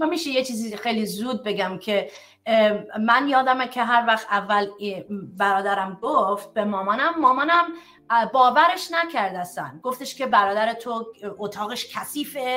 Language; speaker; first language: Persian; early bilingual, heritage; Persian